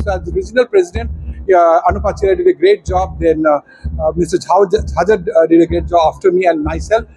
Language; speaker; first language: English; non-native, local second language; Bangla